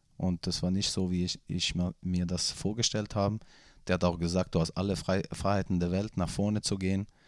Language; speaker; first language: German; non-native, fluent; Swedish